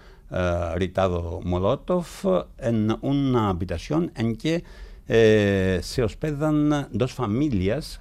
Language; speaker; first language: Spanish; non-native, fluent; Greek